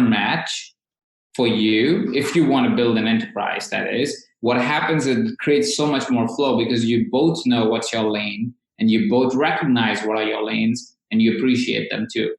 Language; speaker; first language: English; non-native, local second language; Hindi